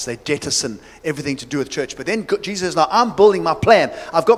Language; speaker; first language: English; native; English